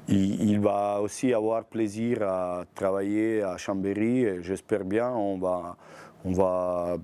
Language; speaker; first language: French; non-native, fluent; Bosnian